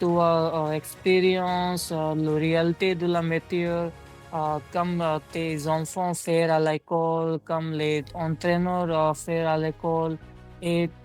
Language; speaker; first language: French; non-native, learner; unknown